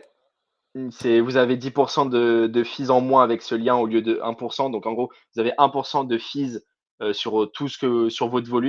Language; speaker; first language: French; native; French